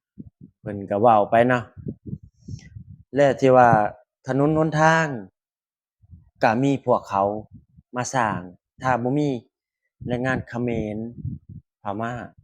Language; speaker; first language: Thai; non-native, local second language; Lao